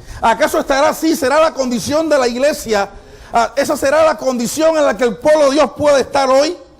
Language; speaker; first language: Spanish; non-native, fluent; Haitian Creole